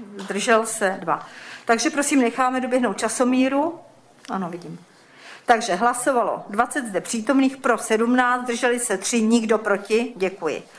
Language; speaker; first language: Czech; native; Czech